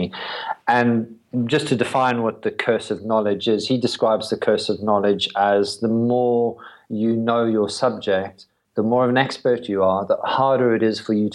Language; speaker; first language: English; native; English